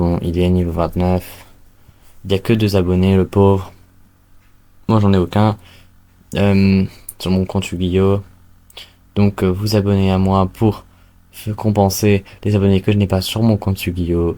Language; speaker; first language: French; native; French